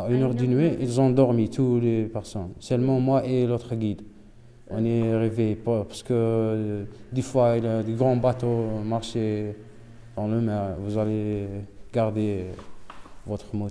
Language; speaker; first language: French; non-native, local second language; Arabic